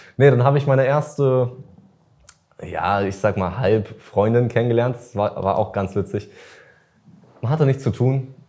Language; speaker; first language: German; early bilingual, other home language; Russian